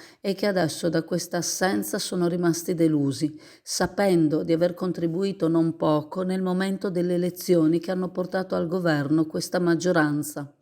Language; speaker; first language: Italian; native; Italian